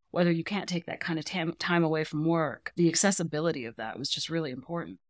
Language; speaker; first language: English; native; English